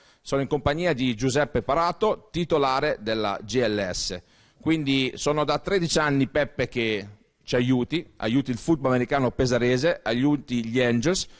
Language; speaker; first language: Italian; native; Italian